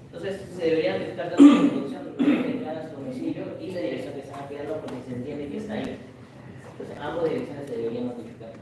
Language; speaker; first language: Spanish; native; Spanish